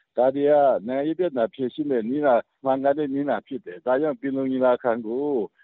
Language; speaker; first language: Burmese; non-native, local second language; Kachin